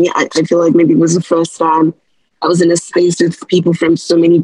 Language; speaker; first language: English; non-native, local second language; Yoruba